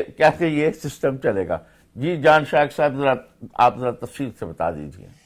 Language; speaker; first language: Urdu; native; Urdu